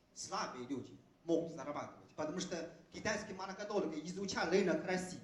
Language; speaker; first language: Russian; non-native, fluent; Chinese